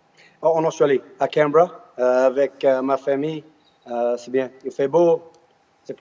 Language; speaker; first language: French; non-native, learner; English